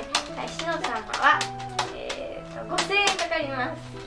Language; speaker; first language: Japanese; native; Japanese